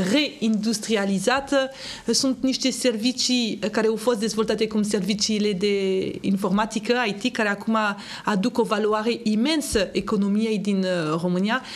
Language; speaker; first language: Romanian; non-native, fluent; French